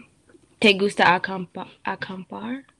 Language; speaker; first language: Spanish; non-native, learner; English